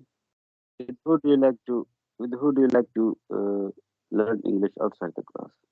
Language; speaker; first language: English; non-native, learner; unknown